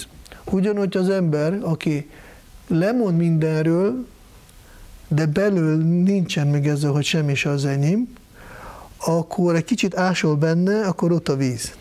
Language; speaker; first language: Hungarian; non-native, fluent; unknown